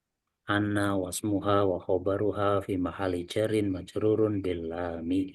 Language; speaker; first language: Arabic; non-native, fluent; Indonesian